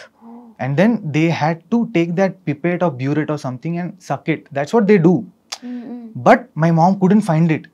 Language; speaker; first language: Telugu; non-native, fluent; Malayalam